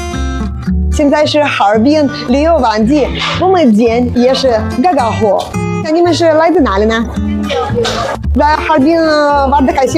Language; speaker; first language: Chinese; non-native, fluent; Russian